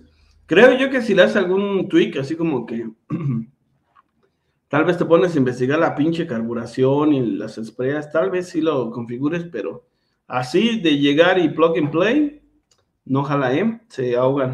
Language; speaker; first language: Spanish; native; Spanish